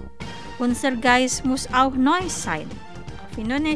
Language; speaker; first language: German; non-native, fluent; Indonesian